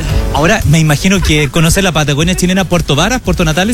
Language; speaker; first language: Spanish; native; Spanish